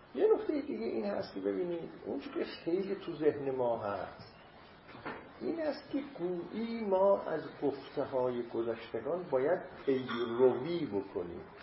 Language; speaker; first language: Persian; non-native, local second language; Azerbaijani